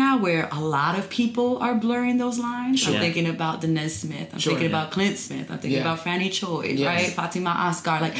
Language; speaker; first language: English; native; English